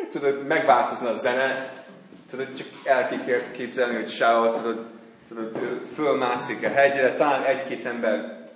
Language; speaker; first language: Hungarian; non-native, fluent; English